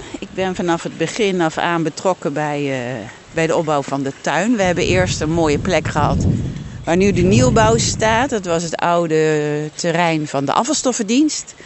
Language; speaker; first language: Dutch; native; Dutch